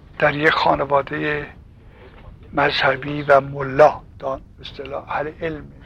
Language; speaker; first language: Persian; native; Persian